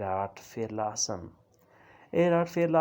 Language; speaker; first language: German; non-native, learner; Urdu